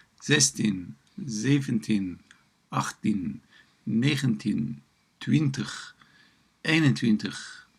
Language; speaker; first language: Dutch; non-native, learner; Turkish